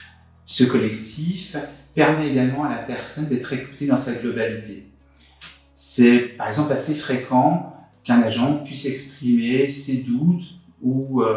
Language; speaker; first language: French; native; French